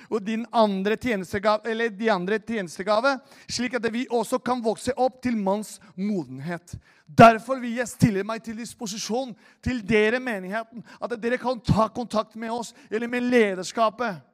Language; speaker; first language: Norwegian; non-native, fluent; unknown